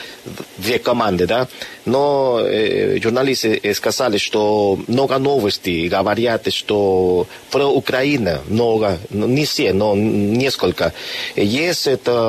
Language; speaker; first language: Russian; non-native, learner; Spanish